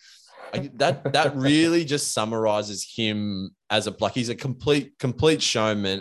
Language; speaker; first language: English; native; English